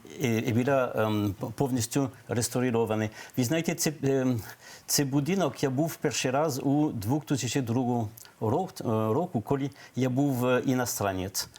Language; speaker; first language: Ukrainian; non-native, learner; French